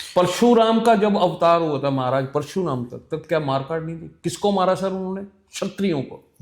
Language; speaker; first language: Hindi; non-native, local second language; Punjabi